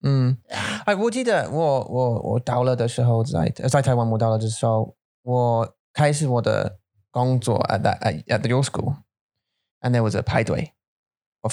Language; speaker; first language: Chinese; non-native, learner; English